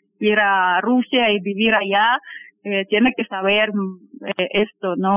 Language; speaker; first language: Spanish; non-native, fluent; Russian